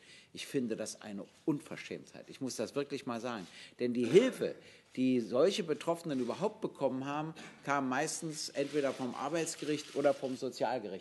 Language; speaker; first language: German; native; German